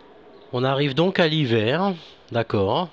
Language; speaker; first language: French; native; French